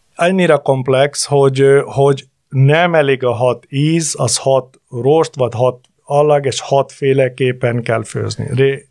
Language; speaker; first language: Hungarian; non-native, fluent; Punjabi